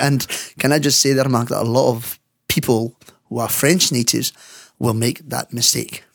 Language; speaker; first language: English; non-native, fluent; French